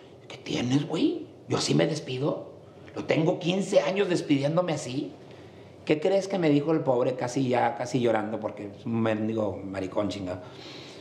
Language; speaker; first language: Spanish; native; Spanish